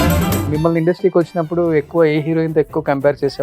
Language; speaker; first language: Telugu; native; Telugu